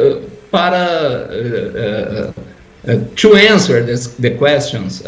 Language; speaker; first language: English; non-native, learner; Portuguese